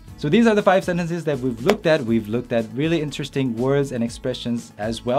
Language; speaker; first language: English; non-native, fluent; Korean